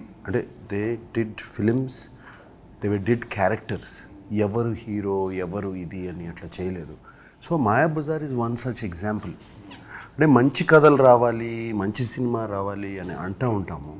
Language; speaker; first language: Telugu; native; Telugu